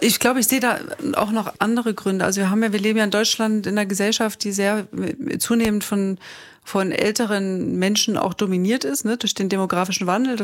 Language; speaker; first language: German; native; German